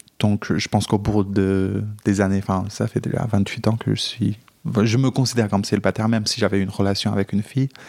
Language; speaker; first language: French; non-native, fluent; Chinese